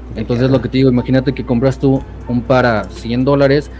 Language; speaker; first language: Spanish; native; Spanish